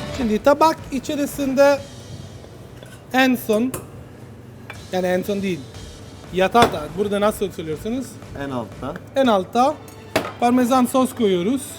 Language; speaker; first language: Turkish; non-native, learner; Italian